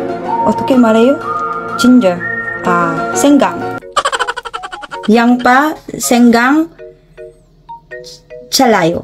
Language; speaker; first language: Korean; non-native, learner; Filipino